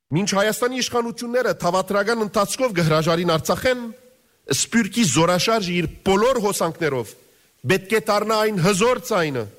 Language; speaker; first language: Armenian; native; Armenian